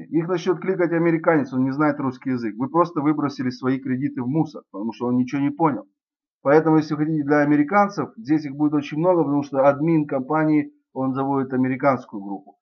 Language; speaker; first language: Russian; native; Russian